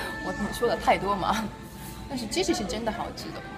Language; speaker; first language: Chinese; non-native, fluent; Japanese